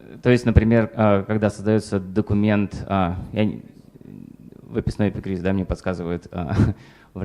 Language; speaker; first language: Russian; native; Russian